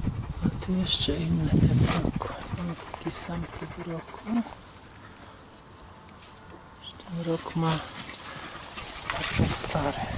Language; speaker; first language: Polish; early bilingual, heritage; Polish